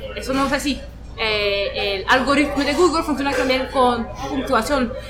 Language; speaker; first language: Spanish; non-native, fluent; French